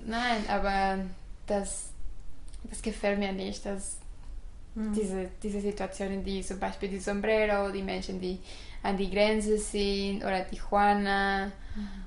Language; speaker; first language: German; non-native, fluent; Spanish